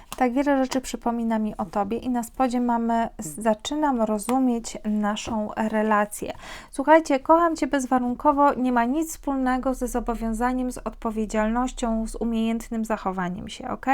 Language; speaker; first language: Polish; native; Polish